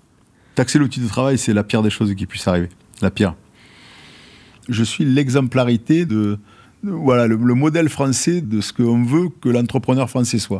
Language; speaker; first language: French; native; French